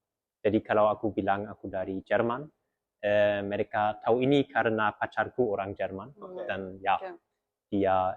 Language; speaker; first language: Indonesian; early bilingual, heritage; German